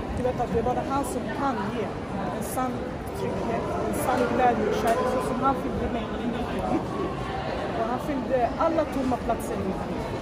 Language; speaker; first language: Swedish; non-native, fluent; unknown